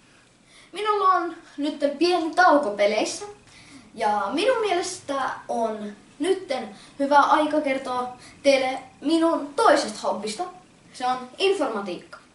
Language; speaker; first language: Finnish; non-native, fluent; Russian